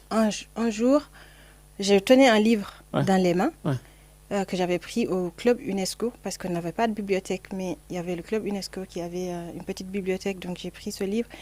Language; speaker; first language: French; non-native, local second language; Fula